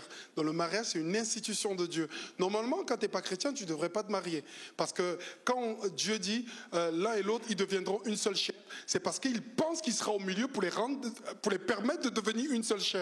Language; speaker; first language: French; native; French